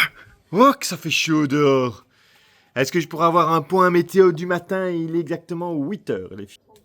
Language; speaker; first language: French; native; French